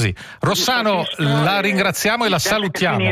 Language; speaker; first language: Italian; native; Italian